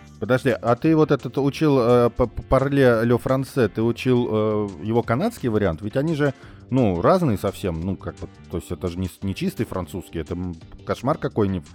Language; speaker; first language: Russian; native; Russian